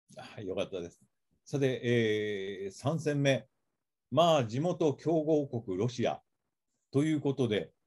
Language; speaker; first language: Japanese; native; Japanese